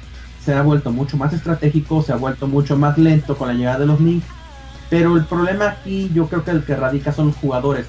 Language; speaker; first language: Spanish; native; Spanish